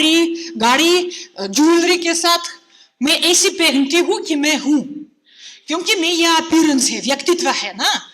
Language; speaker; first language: Hindi; non-native, fluent; Russian